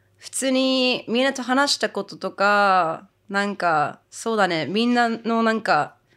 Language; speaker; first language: Japanese; early bilingual, heritage; Japanese